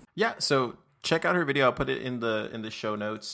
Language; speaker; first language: English; native; English